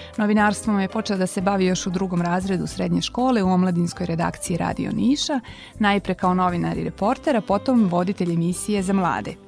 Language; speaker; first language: Serbian; native; Serbian